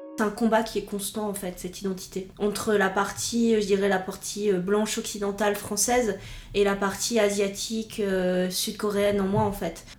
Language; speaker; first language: French; native; French